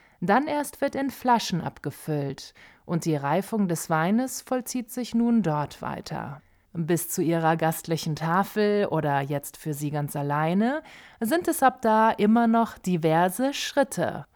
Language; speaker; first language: German; native; German